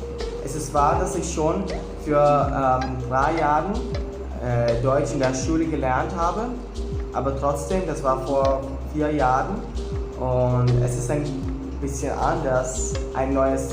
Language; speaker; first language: German; non-native, fluent; Portuguese